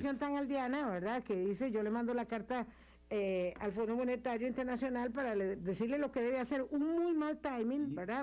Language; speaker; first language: Spanish; native; Spanish